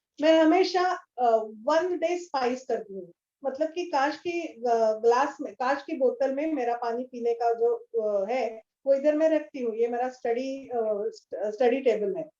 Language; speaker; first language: Hindi; non-native, local second language; Marathi